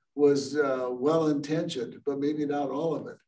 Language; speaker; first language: English; native; English